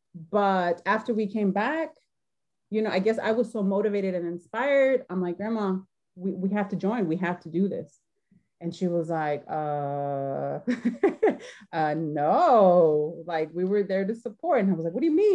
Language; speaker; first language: English; early bilingual, other home language; Spanish